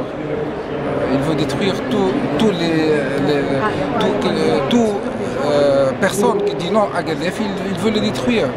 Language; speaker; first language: French; non-native, local second language; Arabic